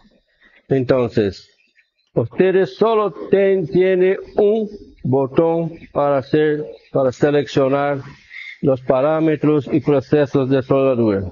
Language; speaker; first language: Spanish; non-native, fluent; Portuguese